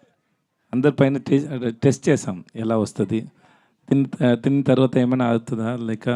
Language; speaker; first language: Telugu; non-native, learner; Tamil